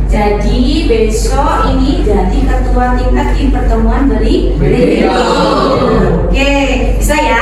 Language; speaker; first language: Indonesian; native; Indonesian